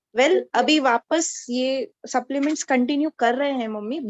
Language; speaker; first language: Hindi; non-native, local second language; Telugu